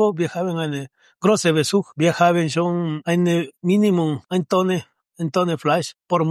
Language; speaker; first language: German; non-native, learner; Spanish